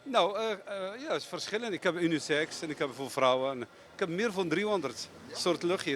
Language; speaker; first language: Dutch; non-native, fluent; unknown